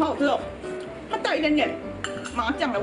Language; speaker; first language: Chinese; native; Chinese